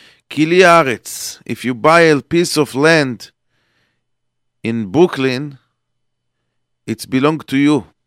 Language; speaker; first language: English; non-native, fluent; Hebrew